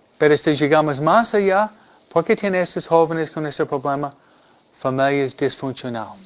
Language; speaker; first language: Spanish; non-native, fluent; English